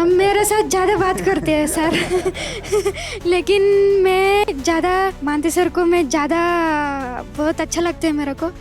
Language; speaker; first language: Hindi; non-native, local second language; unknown